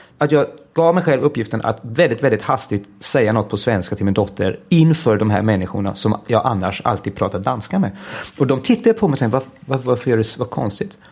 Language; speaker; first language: Swedish; early bilingual, heritage; Swedish